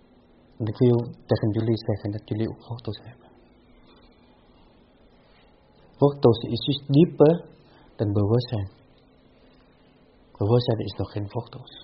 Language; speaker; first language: Dutch; non-native, fluent; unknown